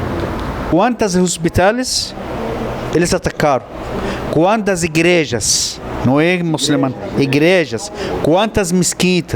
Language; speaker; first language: Portuguese; non-native, fluent; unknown